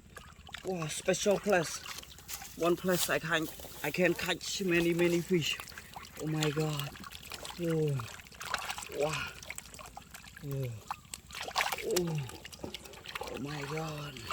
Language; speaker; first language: English; non-native, learner; Vietnamese